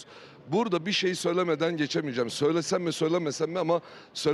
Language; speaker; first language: Turkish; native; Turkish